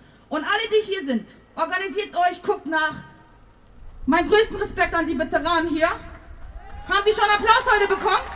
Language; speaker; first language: German; native; German